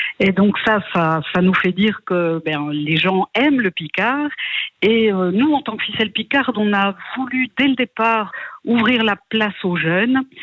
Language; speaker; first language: French; native; French